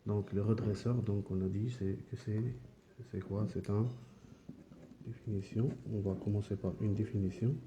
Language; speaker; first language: French; non-native, local second language; Arabic